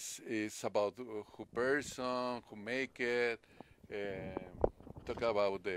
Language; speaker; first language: English; non-native, learner; Spanish